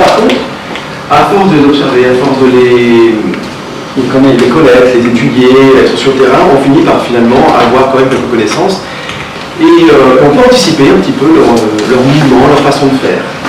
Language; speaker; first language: French; native; French